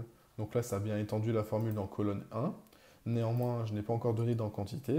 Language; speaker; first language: French; native; French